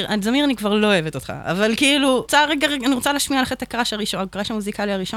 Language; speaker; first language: Hebrew; native; Hebrew